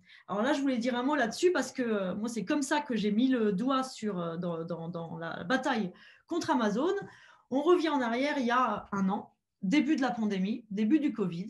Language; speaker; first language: French; native; French